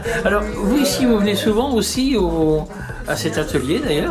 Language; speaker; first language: French; native; French